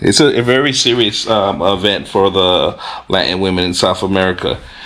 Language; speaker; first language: English; native; English